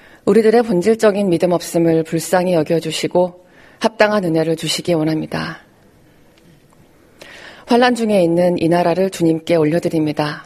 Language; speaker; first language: Korean; native; Korean